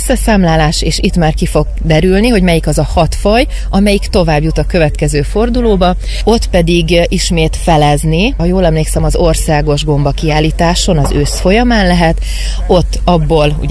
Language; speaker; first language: Hungarian; native; Hungarian